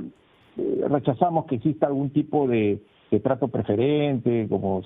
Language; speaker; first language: Spanish; native; Spanish